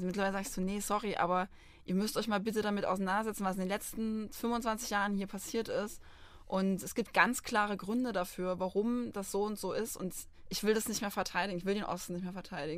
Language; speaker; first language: German; native; German